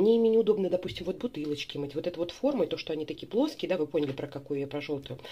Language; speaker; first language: Russian; native; Russian